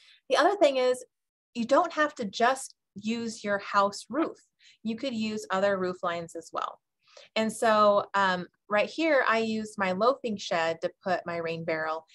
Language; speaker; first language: English; native; English